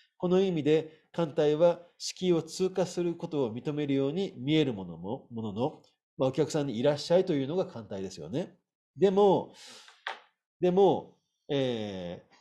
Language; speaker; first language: Japanese; native; Japanese